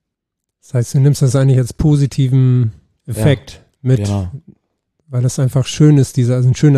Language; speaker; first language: German; native; German